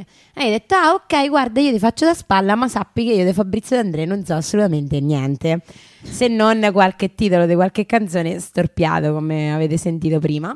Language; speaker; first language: Italian; native; Italian